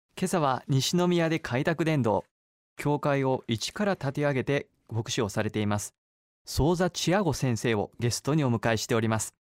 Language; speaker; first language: Japanese; native; Japanese